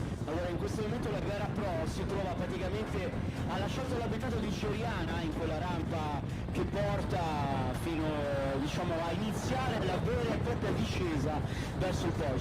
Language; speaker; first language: Italian; native; Italian